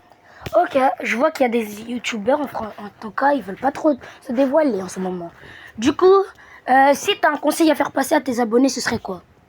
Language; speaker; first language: French; native; French